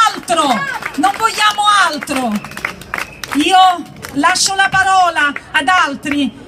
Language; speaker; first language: Italian; native; Italian